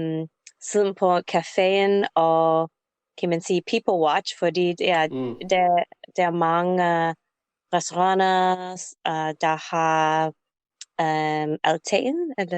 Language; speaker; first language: Danish; non-native, learner; English